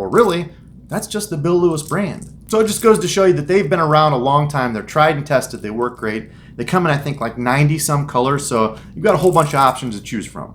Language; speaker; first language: English; native; English